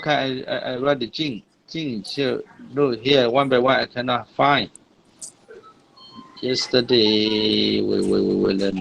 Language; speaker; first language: English; non-native, fluent; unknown